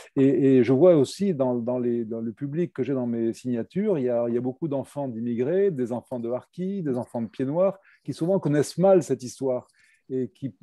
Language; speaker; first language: French; native; French